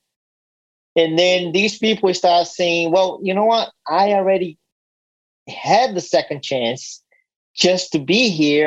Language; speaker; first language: English; non-native, fluent; Portuguese